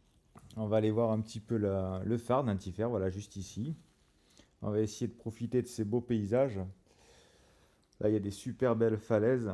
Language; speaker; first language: French; native; French